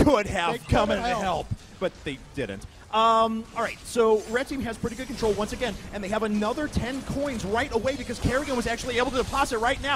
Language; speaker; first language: English; native; English